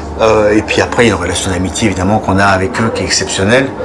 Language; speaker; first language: French; native; French